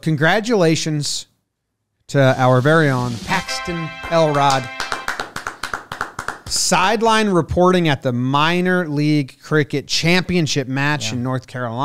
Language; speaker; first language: English; native; English